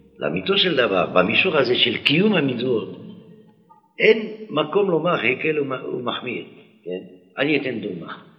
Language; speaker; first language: Hebrew; non-native, fluent; French